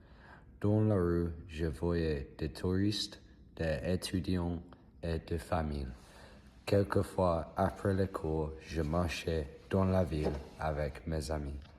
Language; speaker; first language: French; non-native, learner; English